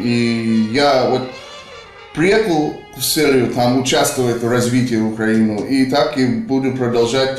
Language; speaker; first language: Russian; non-native, fluent; English